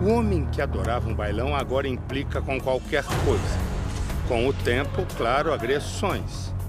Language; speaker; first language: Portuguese; native; Portuguese